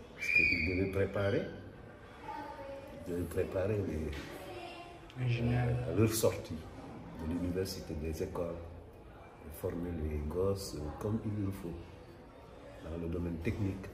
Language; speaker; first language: French; non-native, local second language; Wolof